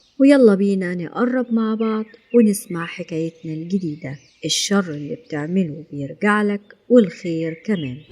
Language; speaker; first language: Arabic; native; Arabic